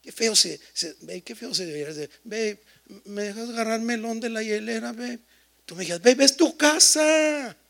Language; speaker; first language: Spanish; early bilingual, heritage; Spanish